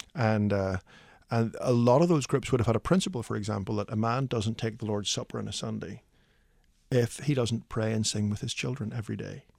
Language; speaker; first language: English; native; English